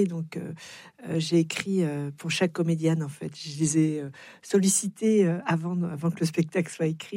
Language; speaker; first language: French; native; French